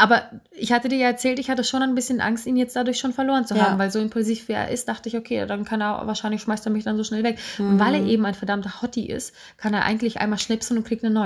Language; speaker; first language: German; native; German